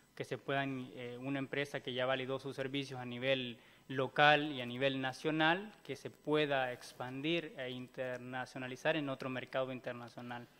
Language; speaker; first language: Spanish; native; Spanish